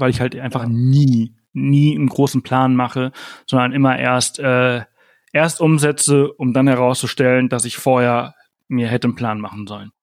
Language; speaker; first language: German; native; German